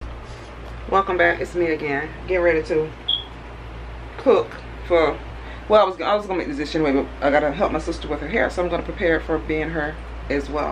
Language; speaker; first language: English; native; English